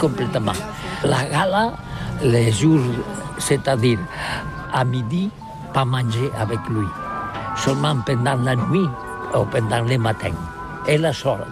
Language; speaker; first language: French; non-native, learner; Catalan